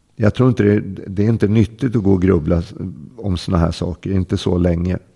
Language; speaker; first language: Swedish; native; Swedish